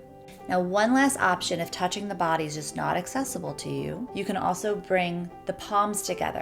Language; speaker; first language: English; native; English